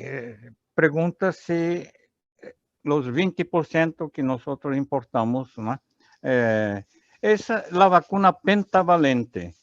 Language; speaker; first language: Spanish; non-native, learner; Portuguese